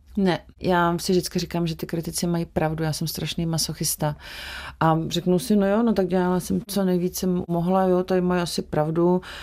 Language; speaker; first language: Czech; native; Czech